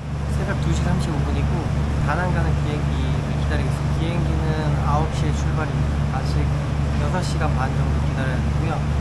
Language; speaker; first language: Korean; native; Korean